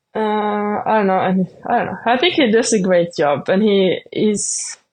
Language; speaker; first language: English; non-native, fluent; Swedish